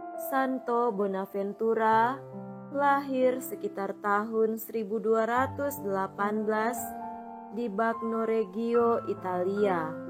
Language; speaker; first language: Indonesian; native; Indonesian